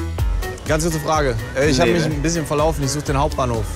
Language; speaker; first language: German; native; German